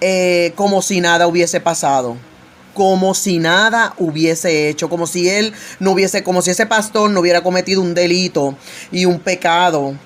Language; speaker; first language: Spanish; native; Spanish